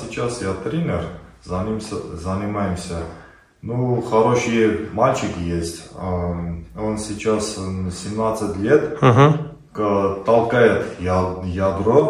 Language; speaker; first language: Russian; non-native, learner; Armenian